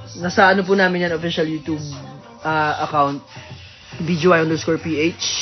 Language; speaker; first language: Filipino; native; Filipino